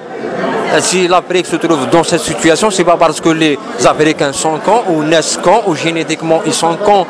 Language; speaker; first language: French; non-native, local second language; Arabic